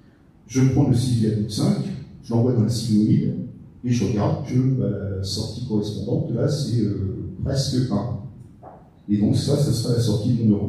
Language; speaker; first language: French; native; French